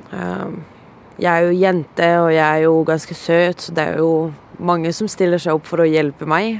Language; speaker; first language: Norwegian; early bilingual, other home language; Portuguese